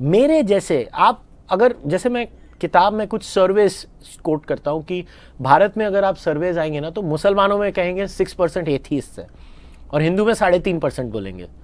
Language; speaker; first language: Hindi; native; Hindi